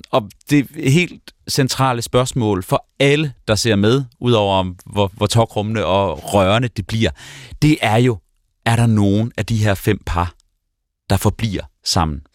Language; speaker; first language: Danish; native; Danish